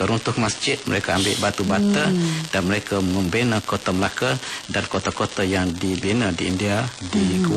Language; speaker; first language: Malay; native; Malay